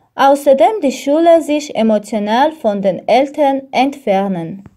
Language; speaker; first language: German; non-native, learner; Armenian